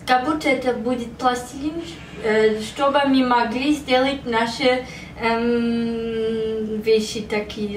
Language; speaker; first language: Russian; early bilingual, heritage; German